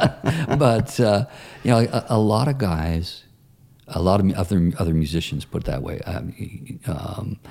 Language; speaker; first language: English; native; English